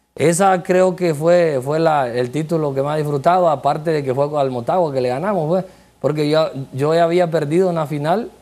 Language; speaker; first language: Spanish; native; Spanish